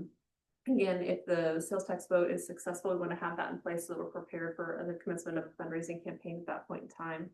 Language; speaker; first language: English; native; English